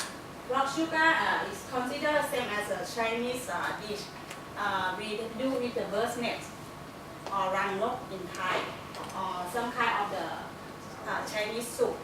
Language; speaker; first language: English; non-native, learner; Thai